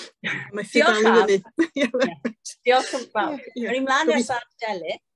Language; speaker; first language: Welsh; native; Welsh